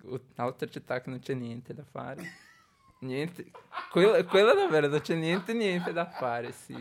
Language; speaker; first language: Italian; non-native, learner; Portuguese